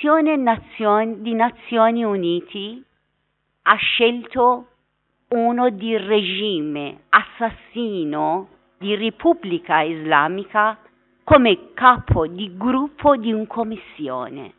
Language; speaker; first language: Italian; non-native, fluent; Persian